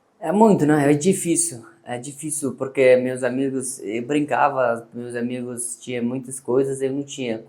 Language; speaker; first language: Portuguese; non-native, learner; Persian